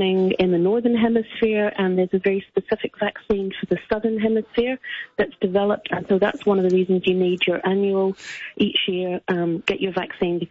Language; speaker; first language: English; native; English